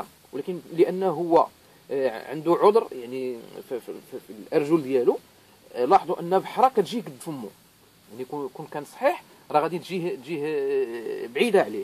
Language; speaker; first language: Arabic; native; Arabic